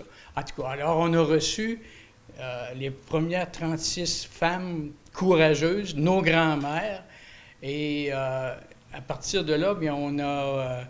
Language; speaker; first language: French; native; French